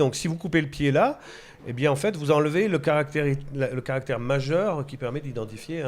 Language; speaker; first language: French; native; French